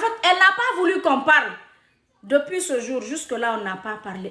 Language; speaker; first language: French; non-native, local second language; Mandingo